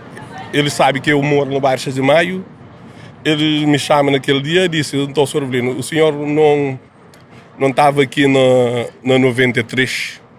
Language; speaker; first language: Portuguese; non-native, local second language; Kabuverdianu